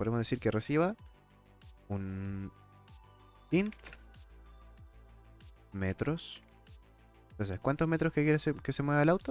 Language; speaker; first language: Spanish; native; Spanish